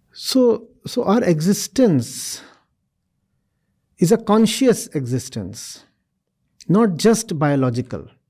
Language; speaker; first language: English; non-native, local second language; Hindi